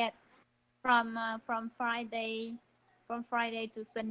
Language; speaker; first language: English; non-native, learner; Vietnamese